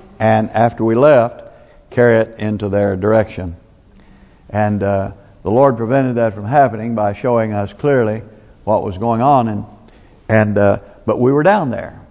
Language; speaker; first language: English; native; English